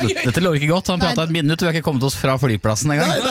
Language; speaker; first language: Norwegian; native; Norwegian